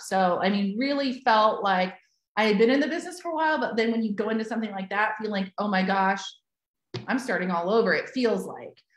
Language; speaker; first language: English; native; English